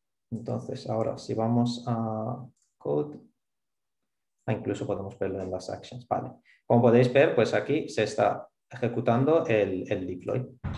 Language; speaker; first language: Spanish; non-native, fluent; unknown